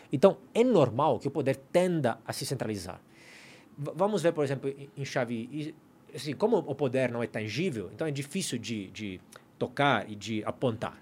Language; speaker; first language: Portuguese; non-native, fluent; Italian